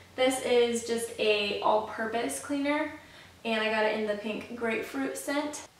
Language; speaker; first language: English; native; English